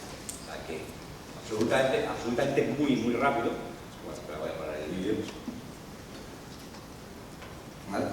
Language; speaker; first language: Spanish; native; Spanish